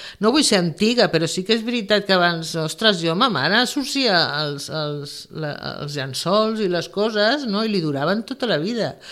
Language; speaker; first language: Catalan; non-native, local second language; Spanish